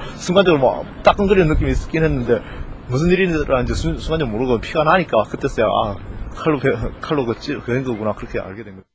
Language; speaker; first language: Korean; native; Korean